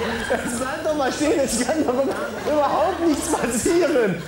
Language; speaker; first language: German; native; German